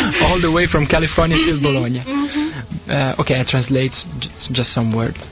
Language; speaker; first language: English; non-native, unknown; Italian